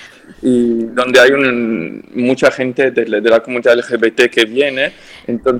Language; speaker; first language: Spanish; non-native, fluent; French